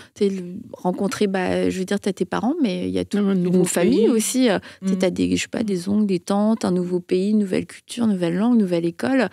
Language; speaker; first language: French; native; French